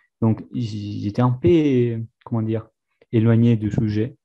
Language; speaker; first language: French; non-native, fluent; Spanish